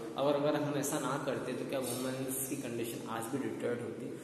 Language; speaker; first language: Hindi; native; Hindi